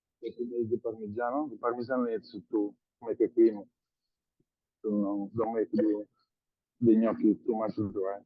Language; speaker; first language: English; non-native, learner; Italian